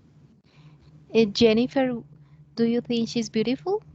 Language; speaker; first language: English; non-native, fluent; Spanish